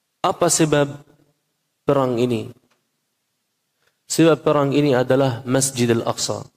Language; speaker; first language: Indonesian; non-native, fluent; Arabic